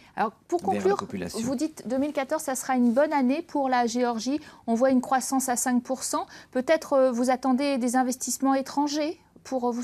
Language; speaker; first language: French; native; French